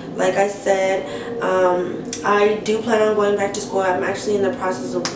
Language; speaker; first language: English; native; English